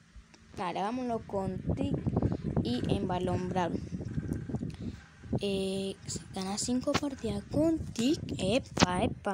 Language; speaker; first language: Spanish; native; Spanish